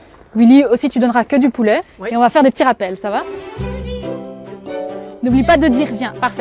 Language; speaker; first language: French; native; French